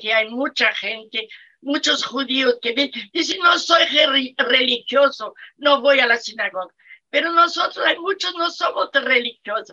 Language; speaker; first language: Spanish; non-native, fluent; Portuguese